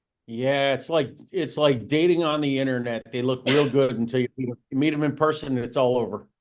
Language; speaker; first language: English; native; English